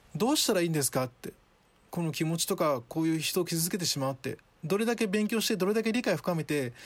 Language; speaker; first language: Japanese; early bilingual, other home language; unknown